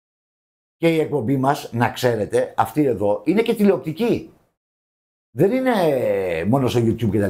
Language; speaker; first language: Greek; native; Greek